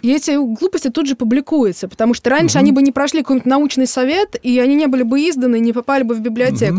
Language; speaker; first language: Russian; native; Russian